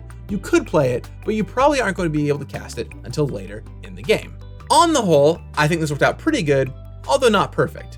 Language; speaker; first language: English; native; English